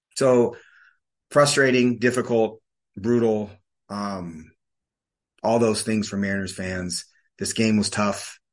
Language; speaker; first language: English; native; English